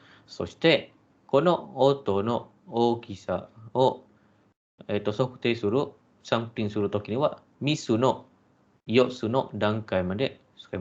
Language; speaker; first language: Japanese; non-native, fluent; Malay